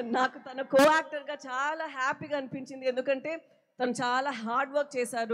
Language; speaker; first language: Telugu; non-native, local second language; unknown